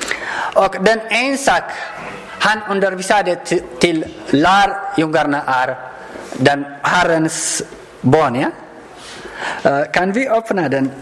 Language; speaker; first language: Swedish; non-native, learner; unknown